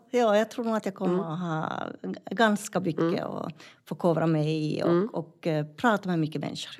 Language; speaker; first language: Swedish; non-native, fluent; Finnish